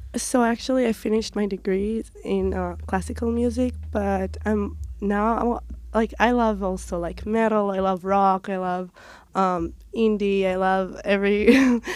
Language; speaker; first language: English; non-native, fluent; Hebrew